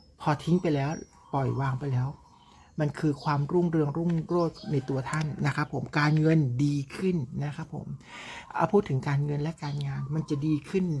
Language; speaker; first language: Thai; native; Thai